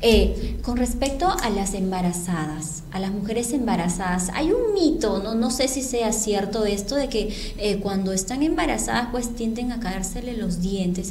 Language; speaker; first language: Spanish; native; Spanish